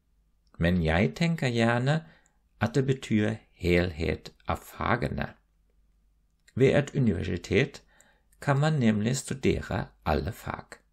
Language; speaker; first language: Norwegian; non-native, fluent; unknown